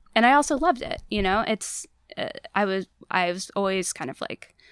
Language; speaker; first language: English; native; English